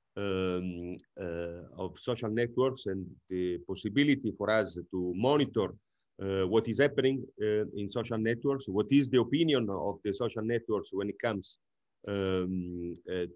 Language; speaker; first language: English; non-native, fluent; Italian